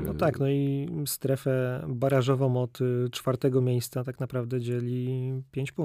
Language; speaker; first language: Polish; native; Polish